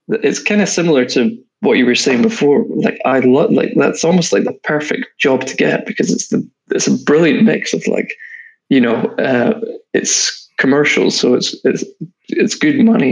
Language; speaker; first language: English; native; English